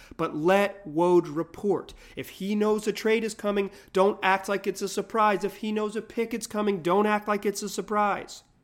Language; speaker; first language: English; native; English